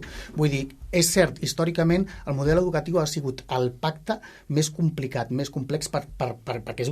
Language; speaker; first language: Catalan; native; Catalan